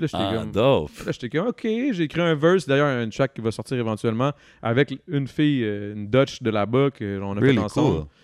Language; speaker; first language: French; native; French